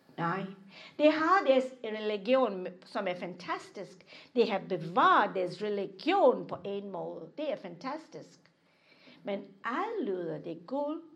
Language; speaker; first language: Danish; non-native, fluent; English